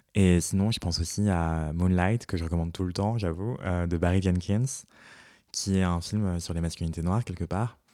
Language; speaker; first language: French; native; French